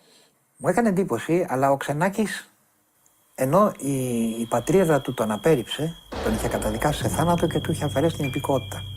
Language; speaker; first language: Greek; native; Greek